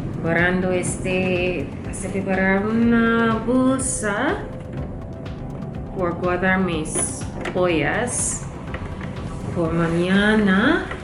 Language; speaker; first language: Spanish; non-native, learner; English